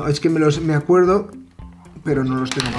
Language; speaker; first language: Spanish; native; Spanish